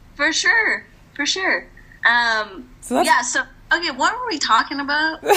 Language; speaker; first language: English; early bilingual, other home language; Spanish